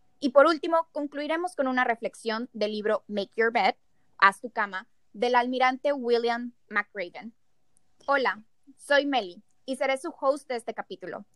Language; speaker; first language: Spanish; native; Spanish